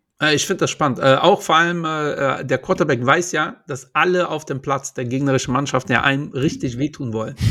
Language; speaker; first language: German; early bilingual, other home language; Portuguese